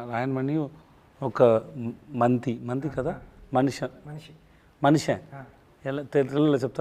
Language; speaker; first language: Telugu; non-native, local second language; Tamil